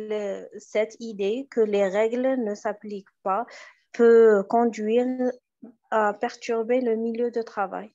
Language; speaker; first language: French; non-native, learner; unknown